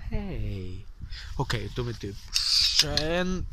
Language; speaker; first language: Welsh; non-native, learner; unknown